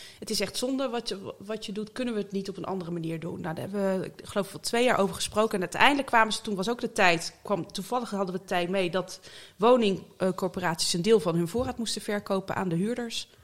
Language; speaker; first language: Dutch; native; Dutch